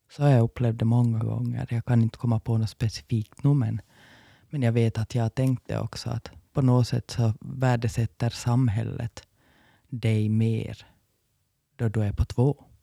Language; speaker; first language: Swedish; native; Swedish